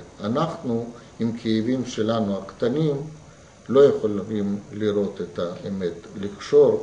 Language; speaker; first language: Hebrew; non-native, fluent; Russian